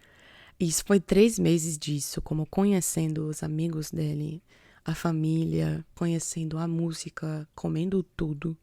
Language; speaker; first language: Portuguese; non-native, fluent; English